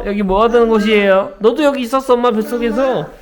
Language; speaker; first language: Korean; native; Korean